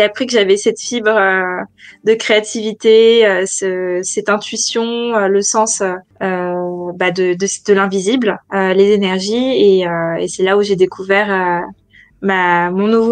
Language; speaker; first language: French; native; French